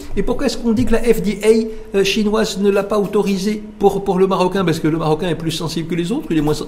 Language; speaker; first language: French; non-native, local second language; Arabic